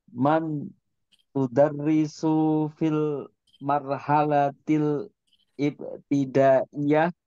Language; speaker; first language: Arabic; non-native, learner; Indonesian